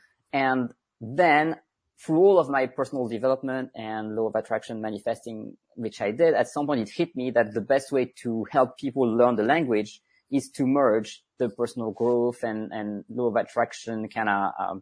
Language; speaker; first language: English; non-native, fluent; French